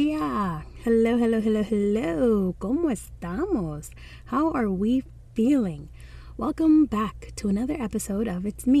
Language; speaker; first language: English; non-native, fluent; Spanish